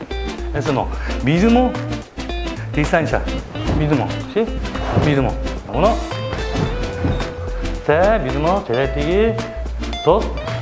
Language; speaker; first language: Spanish; non-native, learner; Korean